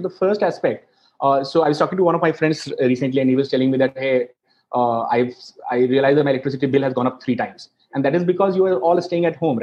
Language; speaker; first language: English; non-native, local second language; Hindi